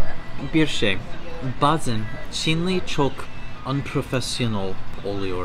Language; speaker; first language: Turkish; non-native, learner; English